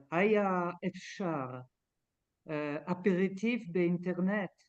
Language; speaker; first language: Hebrew; non-native, learner; French